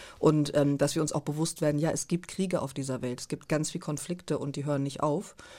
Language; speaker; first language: German; native; German